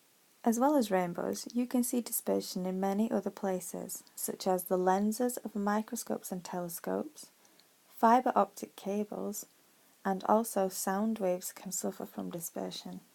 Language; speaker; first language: English; native; English